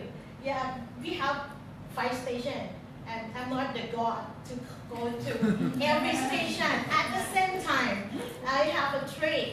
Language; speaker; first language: English; non-native, fluent; Thai